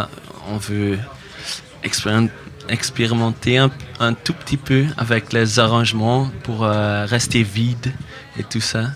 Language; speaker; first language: French; non-native, local second language; Dutch